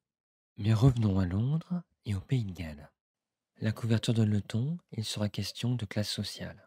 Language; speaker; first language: French; native; French